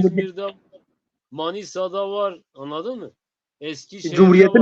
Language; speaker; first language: Turkish; non-native, local second language; Zaza